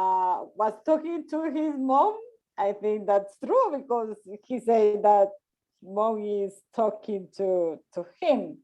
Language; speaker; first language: English; non-native, learner; Spanish